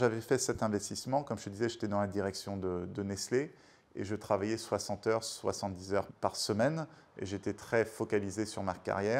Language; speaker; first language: French; native; French